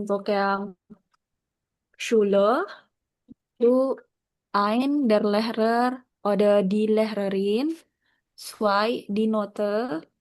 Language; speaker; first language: German; non-native, learner; Indonesian